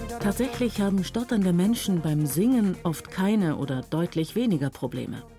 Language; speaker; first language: German; native; German